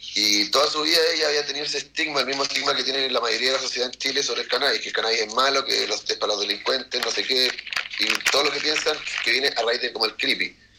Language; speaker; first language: Spanish; native; Spanish